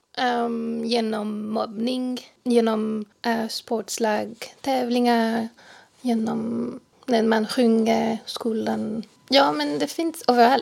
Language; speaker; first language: Swedish; non-native, fluent; French